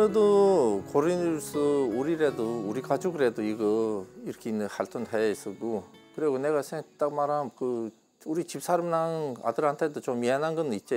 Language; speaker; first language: Korean; non-native, learner; Russian